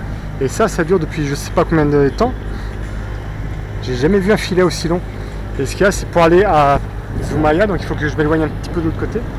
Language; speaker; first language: French; native; French